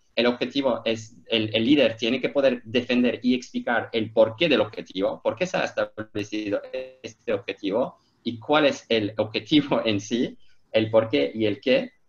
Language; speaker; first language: Spanish; non-native, fluent; Turkish